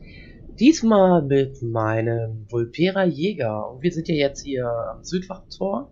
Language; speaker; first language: German; native; German